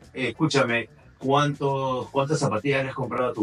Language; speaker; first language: Spanish; native; Spanish